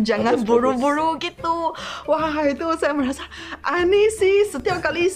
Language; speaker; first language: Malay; non-native, local second language; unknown